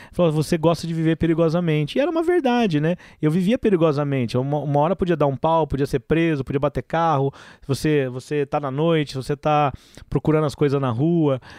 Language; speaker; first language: Portuguese; native; Portuguese